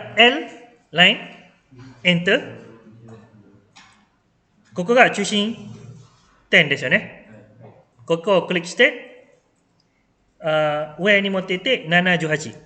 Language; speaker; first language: Japanese; non-native, fluent; Malay